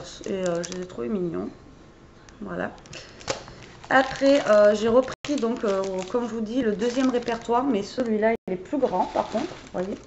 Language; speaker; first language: French; native; French